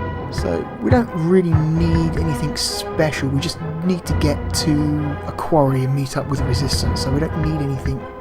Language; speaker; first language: English; native; English